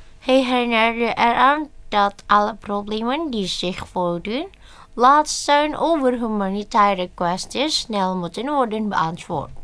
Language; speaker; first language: Dutch; non-native, fluent; Indonesian